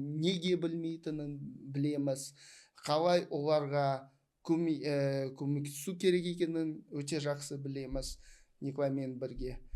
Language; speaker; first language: Kazakh; non-native, local second language; Russian